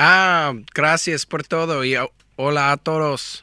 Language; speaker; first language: Spanish; non-native, learner; English